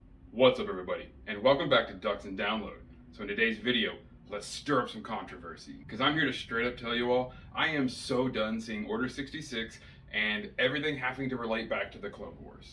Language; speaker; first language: English; native; English